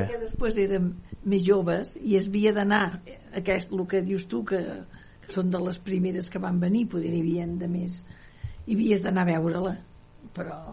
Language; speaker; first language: Catalan; non-native, local second language; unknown